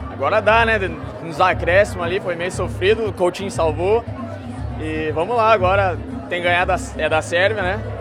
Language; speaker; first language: Portuguese; native; Portuguese